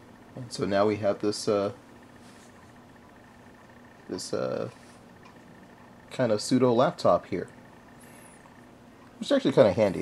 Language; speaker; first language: English; native; English